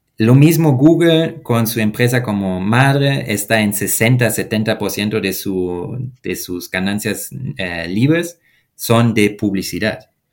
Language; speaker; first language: Spanish; non-native, fluent; German